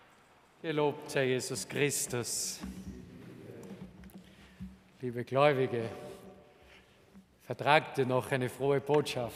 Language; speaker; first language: German; native; German